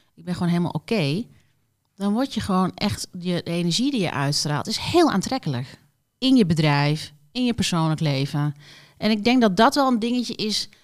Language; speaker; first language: Dutch; native; Dutch